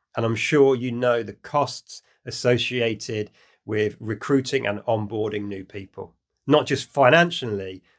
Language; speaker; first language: English; native; English